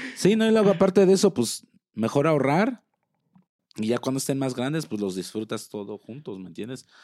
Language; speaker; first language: Spanish; early bilingual, heritage; Spanish